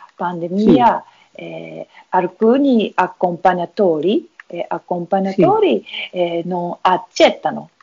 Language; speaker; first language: Italian; non-native, learner; Japanese